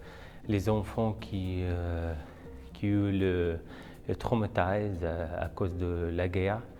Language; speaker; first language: French; non-native, learner; Arabic